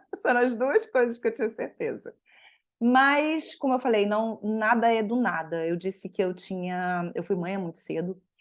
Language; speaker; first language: Portuguese; native; Portuguese